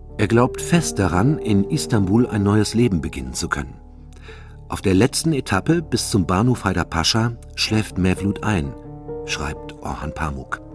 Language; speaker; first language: German; native; German